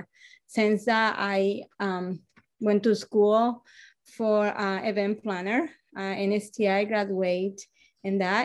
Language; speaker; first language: English; non-native, learner; Spanish